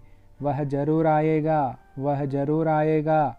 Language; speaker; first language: Hindi; non-native, local second language; Telugu